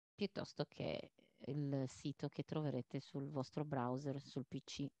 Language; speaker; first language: Italian; non-native, fluent; Maltese